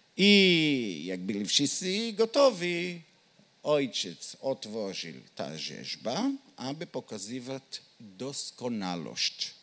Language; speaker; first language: Polish; non-native, learner; Hebrew